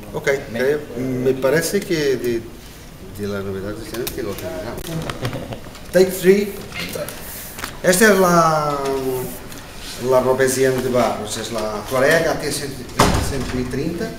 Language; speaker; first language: Spanish; non-native, learner; Portuguese